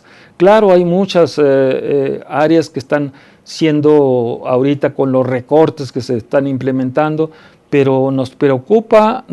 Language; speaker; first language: Spanish; native; Spanish